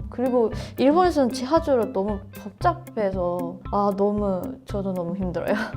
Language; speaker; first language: Korean; non-native, fluent; Japanese